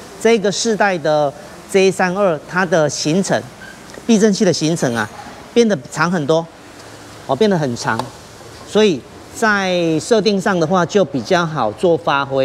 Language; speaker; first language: Chinese; native; Chinese